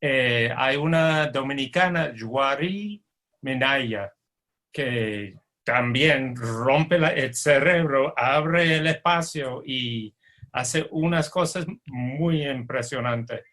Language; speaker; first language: Spanish; non-native, fluent; English